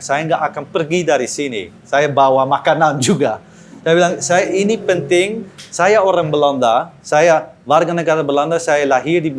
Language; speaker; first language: Indonesian; non-native, fluent; Dutch